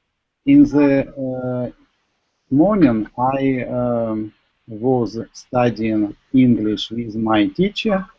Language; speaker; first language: English; non-native, learner; Russian